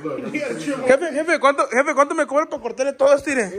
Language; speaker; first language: Spanish; early bilingual, heritage; Spanish